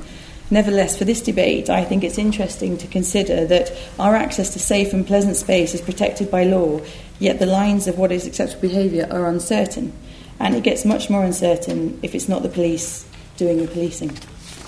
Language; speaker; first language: English; native; English